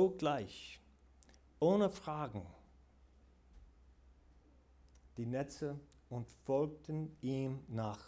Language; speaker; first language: German; non-native, fluent; English